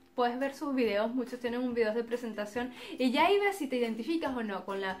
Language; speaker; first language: Spanish; native; Spanish